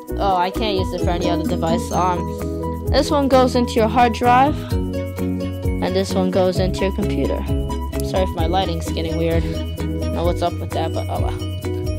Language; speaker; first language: English; native; English